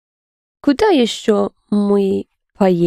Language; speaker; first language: Russian; non-native, learner; English